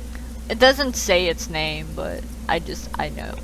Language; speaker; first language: English; native; English